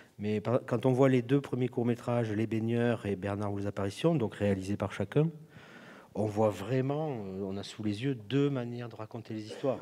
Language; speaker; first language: French; native; French